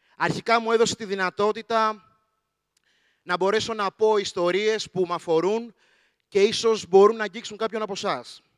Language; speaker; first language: Greek; early bilingual, other home language; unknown